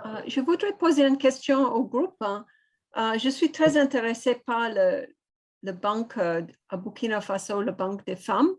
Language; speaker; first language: French; non-native, fluent; English